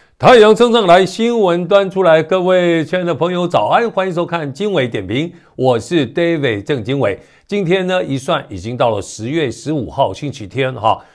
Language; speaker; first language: Chinese; native; Chinese